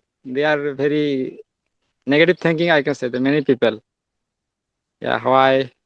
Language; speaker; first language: English; non-native, learner; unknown